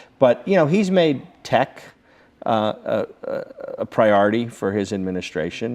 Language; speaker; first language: English; native; English